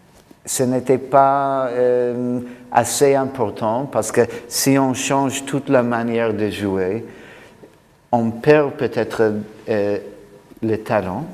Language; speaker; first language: French; non-native, fluent; English